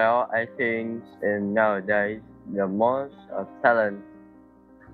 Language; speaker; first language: English; non-native, learner; Vietnamese